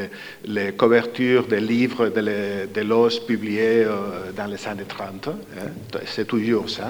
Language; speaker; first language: French; non-native, fluent; Spanish